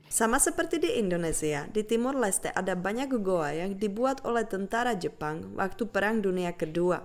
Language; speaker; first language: Indonesian; non-native, fluent; Czech